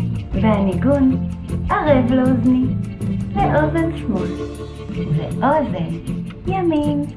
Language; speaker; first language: Hebrew; native; Hebrew